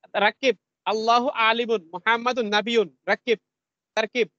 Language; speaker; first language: Arabic; non-native, learner; Bangla